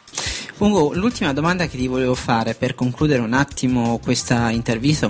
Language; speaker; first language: Italian; native; Italian